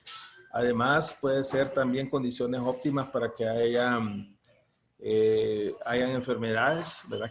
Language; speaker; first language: Spanish; native; Spanish